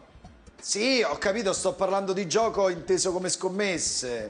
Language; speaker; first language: Italian; native; Italian